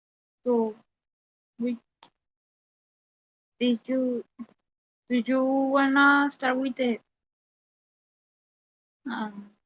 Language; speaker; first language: English; non-native, learner; Spanish